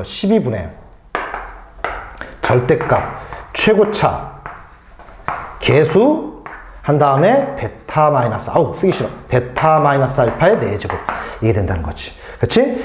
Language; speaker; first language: Korean; native; Korean